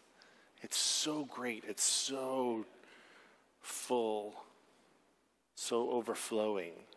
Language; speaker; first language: English; native; English